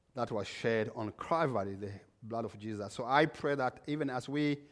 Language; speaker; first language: English; non-native, local second language; Kinyarwanda